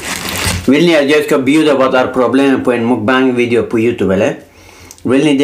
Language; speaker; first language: Swedish; non-native, learner; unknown